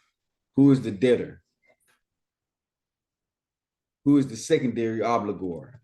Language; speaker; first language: English; native; English